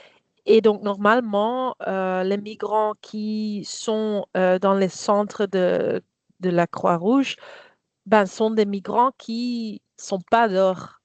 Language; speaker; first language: French; non-native, fluent; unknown